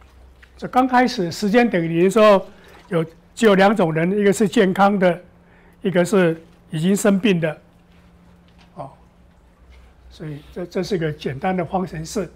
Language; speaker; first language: Chinese; native; Chinese